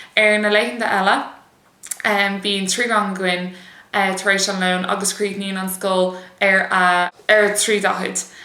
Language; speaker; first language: Irish; non-native, local second language; English